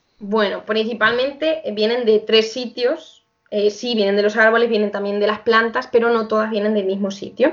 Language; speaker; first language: Spanish; native; Spanish